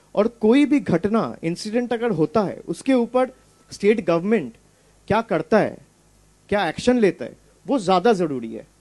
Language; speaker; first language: Hindi; non-native, local second language; Bangla